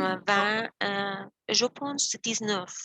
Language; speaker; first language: French; non-native, learner; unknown